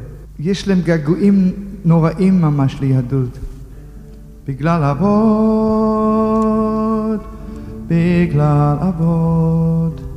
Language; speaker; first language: Hebrew; non-native, fluent; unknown